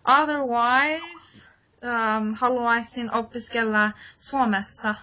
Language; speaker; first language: Finnish; non-native, learner; English